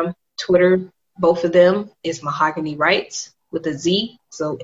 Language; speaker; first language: English; native; English